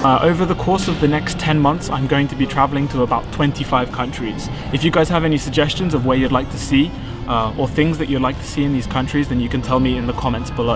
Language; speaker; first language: English; native; English